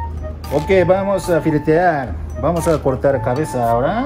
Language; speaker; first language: Spanish; non-native, learner; Japanese